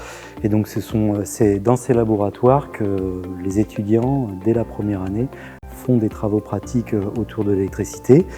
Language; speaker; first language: French; native; French